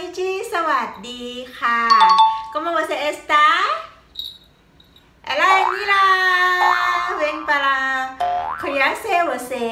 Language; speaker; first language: Portuguese; non-native, learner; Thai